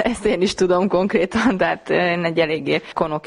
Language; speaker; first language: Hungarian; native; Hungarian